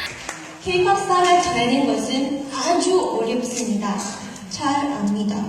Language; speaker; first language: Korean; non-native, learner; English